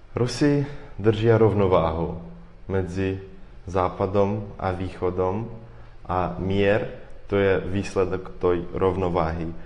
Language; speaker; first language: Slovak; non-native, fluent; Russian